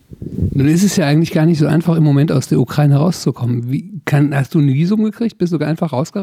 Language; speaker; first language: German; native; German